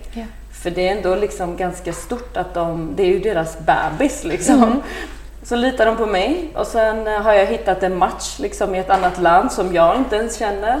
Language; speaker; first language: Swedish; early bilingual, other home language; Persian